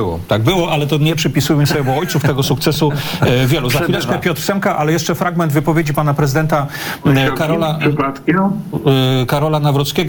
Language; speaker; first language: Polish; native; Polish